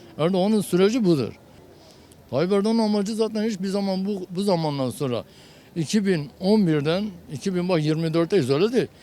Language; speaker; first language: Turkish; non-native, local second language; Kurdish